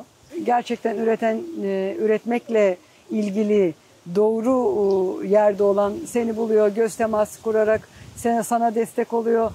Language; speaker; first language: Turkish; native; Turkish